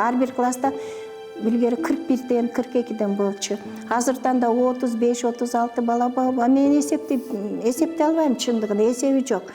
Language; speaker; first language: Kyrgyz; non-native, local second language; Russian